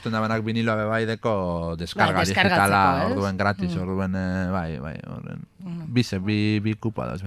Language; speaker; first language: Basque; native; Basque